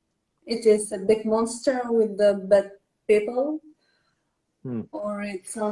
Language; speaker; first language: English; non-native, learner; Russian